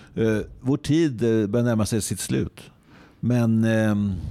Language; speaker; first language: Swedish; native; Swedish